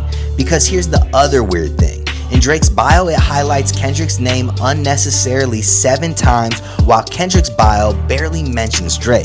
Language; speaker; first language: English; native; English